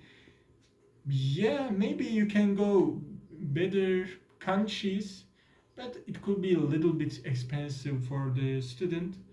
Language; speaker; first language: English; non-native, learner; Turkish